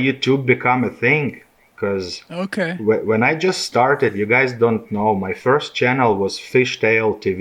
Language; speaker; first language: English; non-native, fluent; Ukrainian